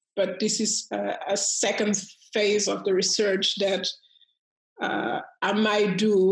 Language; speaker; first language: English; early bilingual, heritage; Portuguese